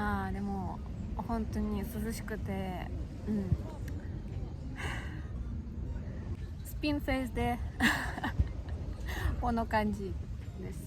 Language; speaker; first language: Japanese; non-native, learner; Russian